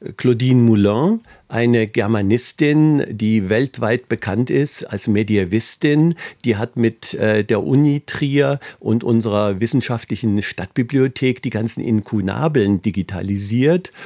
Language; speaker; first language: German; native; German